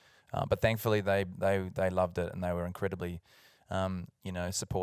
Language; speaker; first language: English; native; English